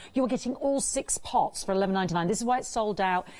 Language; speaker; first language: English; native; English